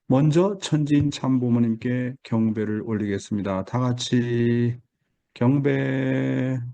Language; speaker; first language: Korean; native; Korean